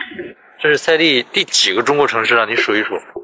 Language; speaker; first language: Chinese; native; Chinese